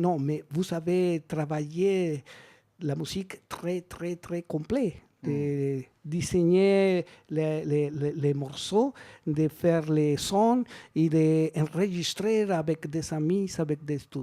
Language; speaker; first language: French; non-native, learner; Spanish